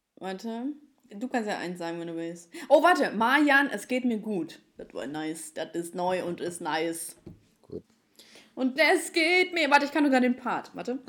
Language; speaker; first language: German; early bilingual, other home language; Ukrainian